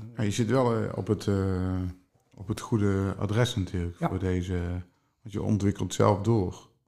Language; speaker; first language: Dutch; native; Dutch